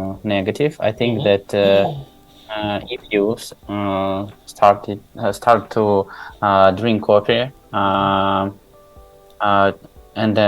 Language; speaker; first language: English; non-native, learner; Tajik